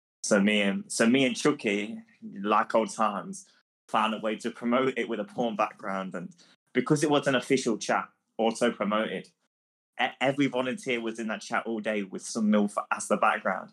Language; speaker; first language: English; native; English